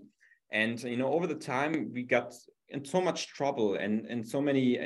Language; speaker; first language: English; non-native, fluent; German